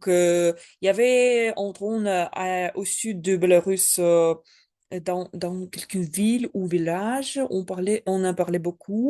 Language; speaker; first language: French; non-native, learner; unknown